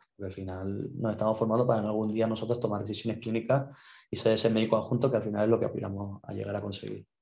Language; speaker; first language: Spanish; native; Spanish